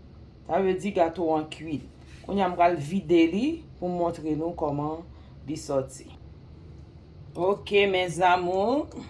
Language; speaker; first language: French; non-native, local second language; Haitian Creole